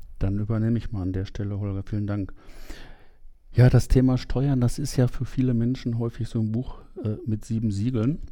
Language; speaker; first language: German; native; German